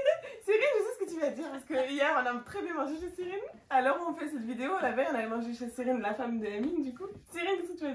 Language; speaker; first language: French; native; French